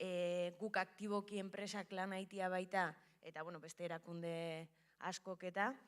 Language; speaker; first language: Basque; native; Basque